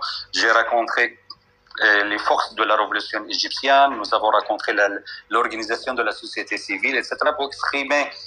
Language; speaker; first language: French; non-native, fluent; Arabic